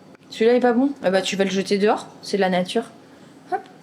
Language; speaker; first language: French; native; French